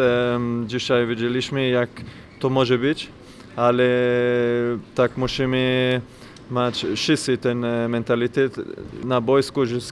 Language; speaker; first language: Polish; non-native, learner; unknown